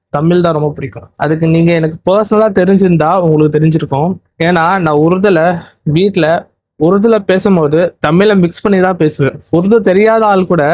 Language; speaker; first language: Tamil; non-native, local second language; Urdu